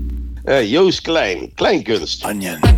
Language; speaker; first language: Dutch; native; Dutch